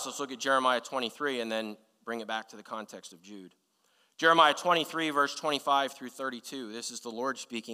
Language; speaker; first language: English; native; English